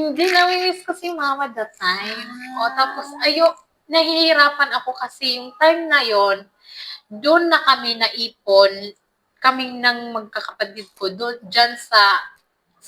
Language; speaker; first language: Filipino; non-native, local second language; Cebuano